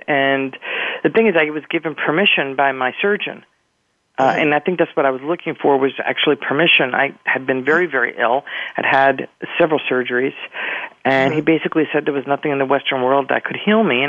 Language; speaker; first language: English; early bilingual, other home language; Spanish